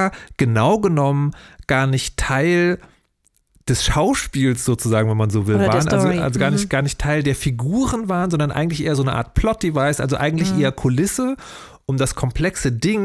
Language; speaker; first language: German; native; German